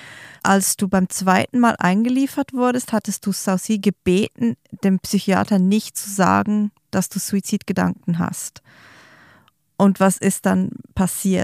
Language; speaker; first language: German; native; German